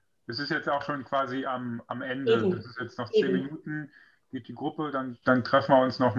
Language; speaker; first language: German; native; German